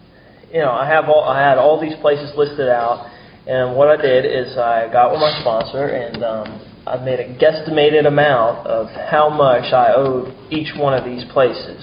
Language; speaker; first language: English; native; English